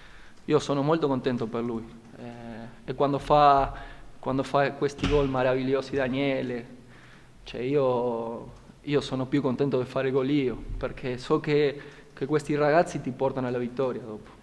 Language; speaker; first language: Italian; non-native, fluent; Spanish